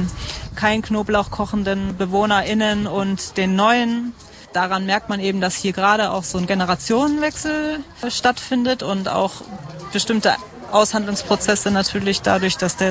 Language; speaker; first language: German; native; German